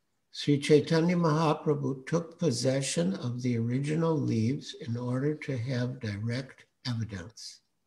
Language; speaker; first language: English; native; English